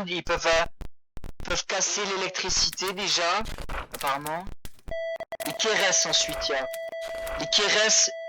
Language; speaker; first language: French; native; French